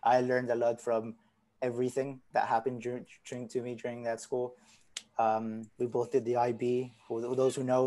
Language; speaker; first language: English; non-native, fluent; Spanish